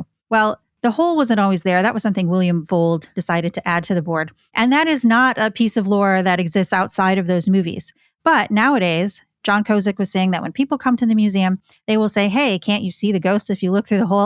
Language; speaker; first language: English; native; English